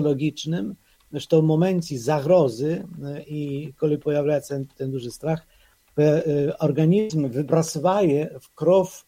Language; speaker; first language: Polish; non-native, fluent; Ukrainian